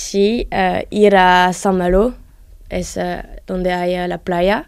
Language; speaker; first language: Spanish; non-native, learner; French